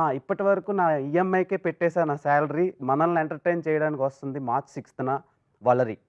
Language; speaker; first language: Telugu; native; Telugu